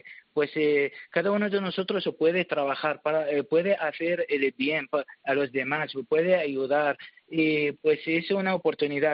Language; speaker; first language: Spanish; non-native, learner; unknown